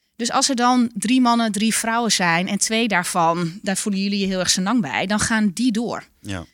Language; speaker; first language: Dutch; non-native, local second language; Western Frisian